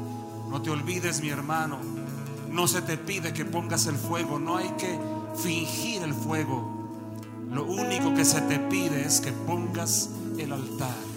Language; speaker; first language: Spanish; native; Spanish